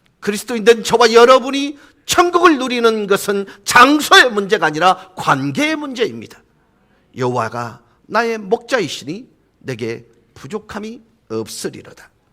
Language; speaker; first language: Korean; native; Korean